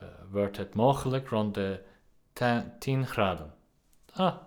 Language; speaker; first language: Dutch; non-native, learner; Turkish